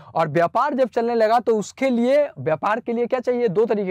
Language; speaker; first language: Hindi; native; Hindi